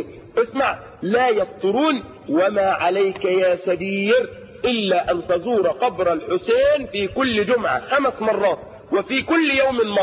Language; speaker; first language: Arabic; native; Arabic